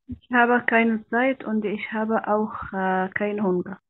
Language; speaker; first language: German; non-native, learner; Arabic